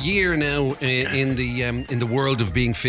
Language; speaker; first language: English; native; English